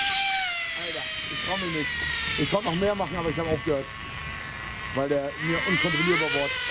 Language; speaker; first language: German; native; German